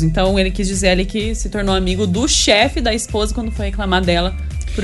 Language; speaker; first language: Portuguese; native; Portuguese